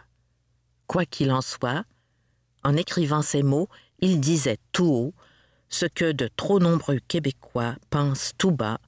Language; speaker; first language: French; native; French